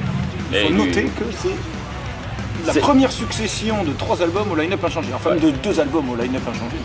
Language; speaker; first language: French; native; French